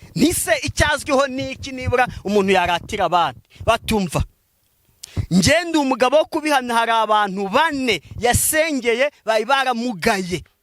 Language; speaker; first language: Kinyarwanda; native; Kinyarwanda